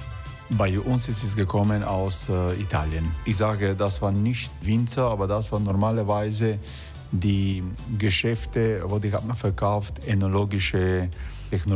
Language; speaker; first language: German; non-native, fluent; Croatian